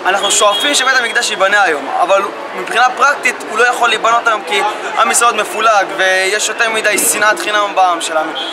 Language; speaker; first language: Hebrew; native; Hebrew